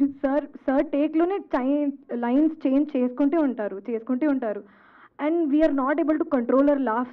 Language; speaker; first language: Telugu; non-native, local second language; Hindi